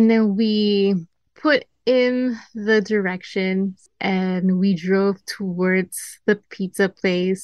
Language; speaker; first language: English; non-native, local second language; Malay